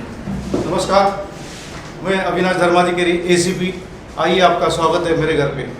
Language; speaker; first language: Hindi; non-native, local second language; Marathi